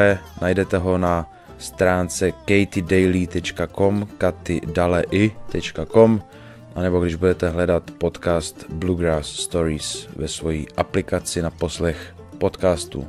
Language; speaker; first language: Czech; native; Czech